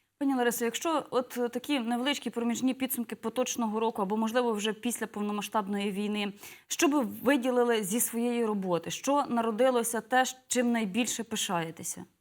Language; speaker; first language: Ukrainian; native; Ukrainian